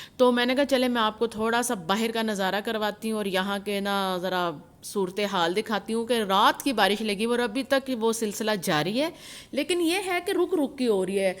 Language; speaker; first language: Urdu; non-native, local second language; Punjabi